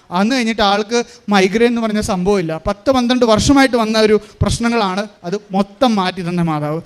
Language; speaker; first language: Malayalam; native; Malayalam